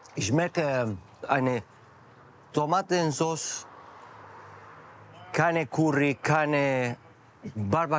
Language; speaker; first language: German; non-native, learner; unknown